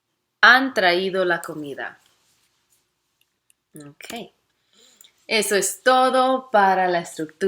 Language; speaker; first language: Spanish; non-native, fluent; English